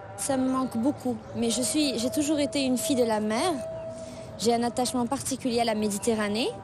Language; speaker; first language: French; non-native, local second language; Arabic